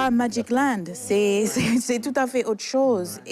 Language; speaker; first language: French; non-native, fluent; English